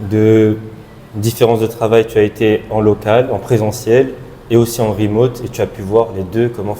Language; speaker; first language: French; non-native, local second language; Malagasy